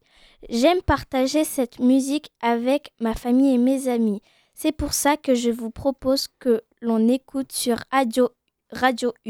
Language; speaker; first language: French; native; French